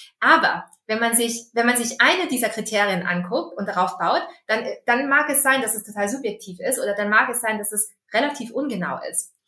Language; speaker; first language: German; early bilingual, other home language; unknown